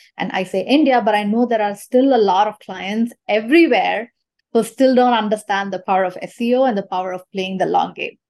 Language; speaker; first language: English; non-native, local second language; Tamil